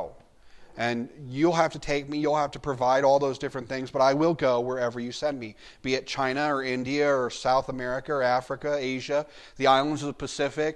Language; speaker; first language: English; native; English